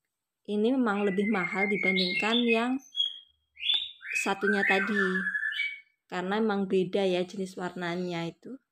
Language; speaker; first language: Indonesian; native; Indonesian